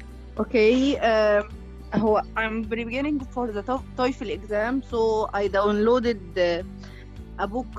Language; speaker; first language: English; non-native, learner; Arabic